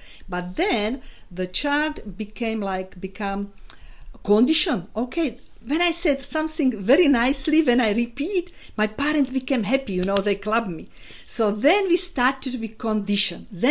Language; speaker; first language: English; non-native, fluent; Slovak